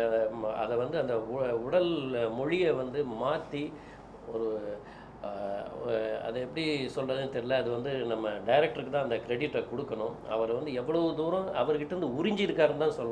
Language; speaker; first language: Tamil; native; Tamil